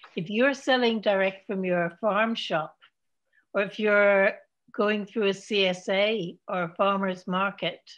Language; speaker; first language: English; native; English